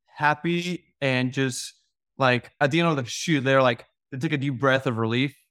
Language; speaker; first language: English; non-native, fluent; Spanish